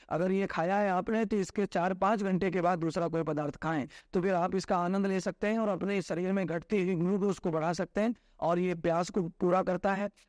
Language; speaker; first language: Hindi; native; Hindi